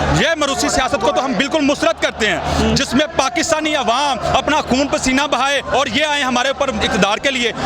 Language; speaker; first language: Urdu; non-native, local second language; Punjabi